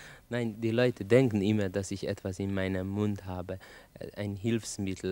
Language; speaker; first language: German; non-native, learner; Hungarian